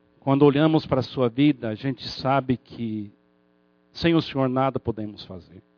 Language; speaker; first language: Portuguese; non-native, fluent; English